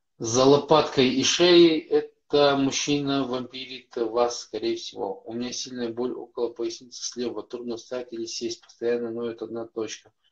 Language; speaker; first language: Russian; native; Russian